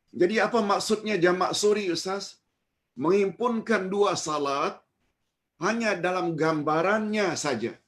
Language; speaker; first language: Malay; native; Malay